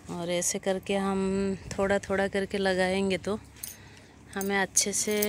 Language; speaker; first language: Hindi; non-native, local second language; Odia